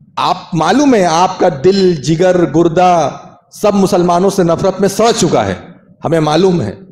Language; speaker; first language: Urdu; native; Urdu